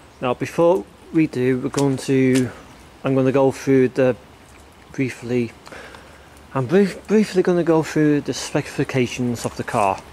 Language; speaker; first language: English; native; English